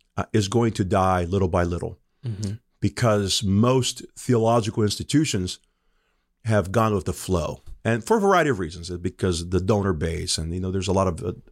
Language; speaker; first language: English; non-native, fluent; Portuguese